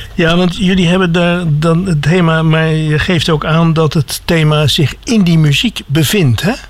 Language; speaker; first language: Dutch; native; Dutch